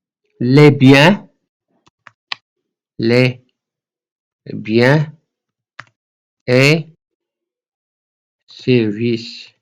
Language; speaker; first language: French; non-native, local second language; Arabic